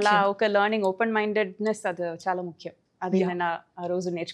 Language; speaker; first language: Telugu; non-native, fluent; Tamil